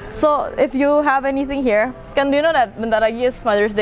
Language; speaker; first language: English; non-native, local second language; Indonesian